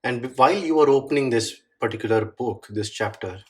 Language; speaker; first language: English; non-native, local second language; Marathi